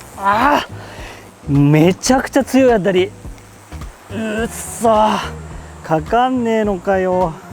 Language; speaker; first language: Japanese; native; Japanese